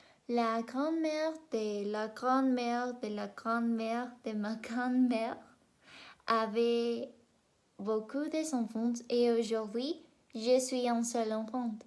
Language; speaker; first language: French; non-native, learner; Spanish